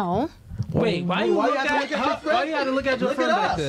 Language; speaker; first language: English; native; English